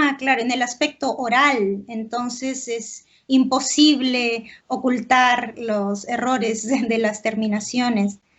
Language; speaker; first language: Spanish; native; Spanish